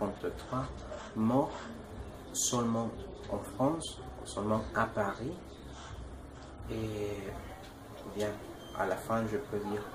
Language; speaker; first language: French; non-native, learner; Spanish